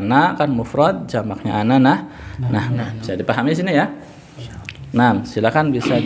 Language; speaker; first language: Indonesian; native; Indonesian